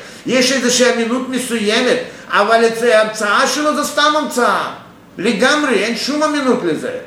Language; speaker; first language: Hebrew; non-native, fluent; Russian